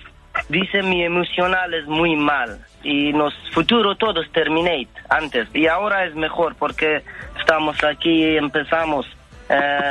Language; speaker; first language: Spanish; non-native, learner; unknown